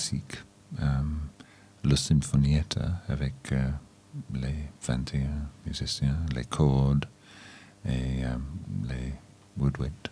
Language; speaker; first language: French; non-native, fluent; English